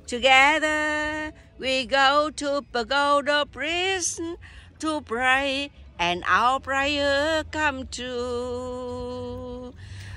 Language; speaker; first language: English; non-native, learner; Vietnamese